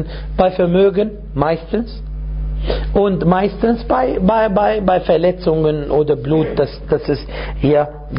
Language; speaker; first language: German; non-native, fluent; Arabic